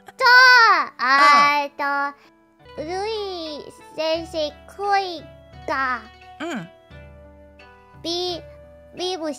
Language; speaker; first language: Japanese; non-native, learner; English